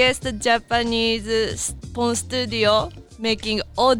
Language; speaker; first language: English; non-native, learner; Japanese